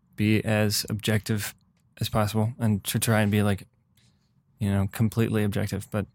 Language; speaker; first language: English; native; English